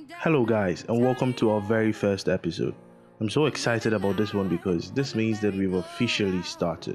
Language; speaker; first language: English; non-native, local second language; Akan